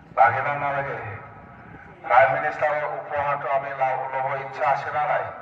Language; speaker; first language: Assamese; non-native, local second language; Bodo